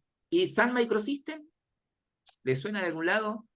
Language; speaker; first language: Spanish; native; Spanish